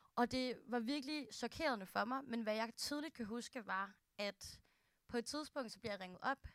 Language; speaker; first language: Danish; early bilingual, other home language; Filipino